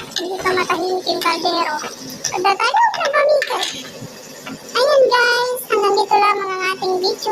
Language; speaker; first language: Filipino; non-native, local second language; Maguindanaon